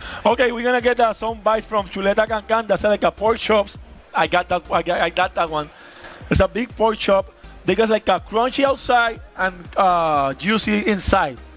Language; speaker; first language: English; non-native, learner; Spanish